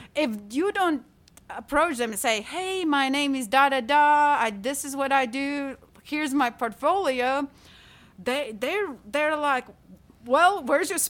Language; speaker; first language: English; non-native, fluent; Latvian